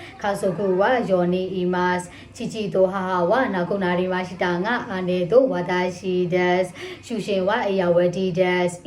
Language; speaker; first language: Japanese; non-native, learner; Burmese